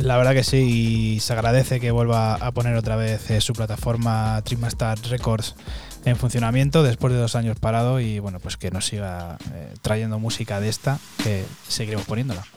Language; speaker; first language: Spanish; native; Spanish